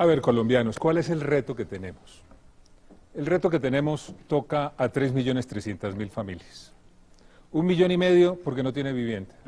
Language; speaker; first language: Spanish; native; Spanish